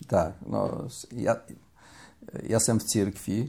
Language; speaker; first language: Slovak; non-native, learner; Polish